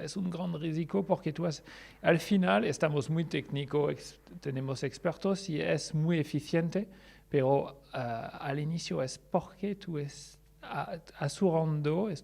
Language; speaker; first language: Spanish; non-native, learner; French